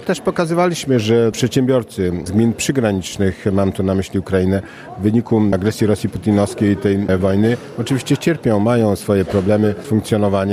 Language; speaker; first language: Polish; native; Polish